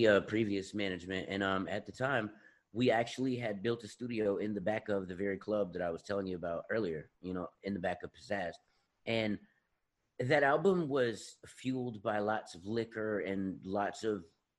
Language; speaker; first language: English; native; English